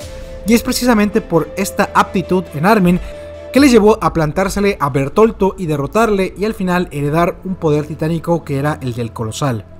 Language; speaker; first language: Spanish; native; Spanish